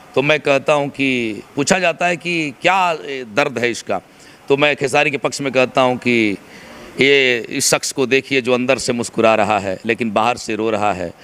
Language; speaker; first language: Hindi; native; Hindi